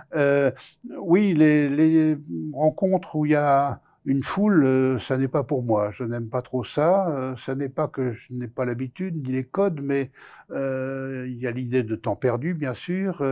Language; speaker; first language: French; native; French